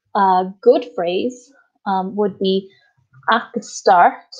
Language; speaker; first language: English; native; English